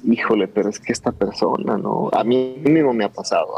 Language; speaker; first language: Spanish; native; Spanish